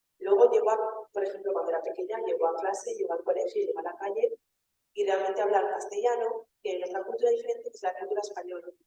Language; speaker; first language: Spanish; early bilingual, other home language; Wolof